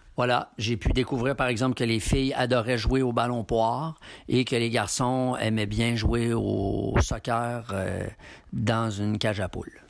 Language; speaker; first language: French; native; French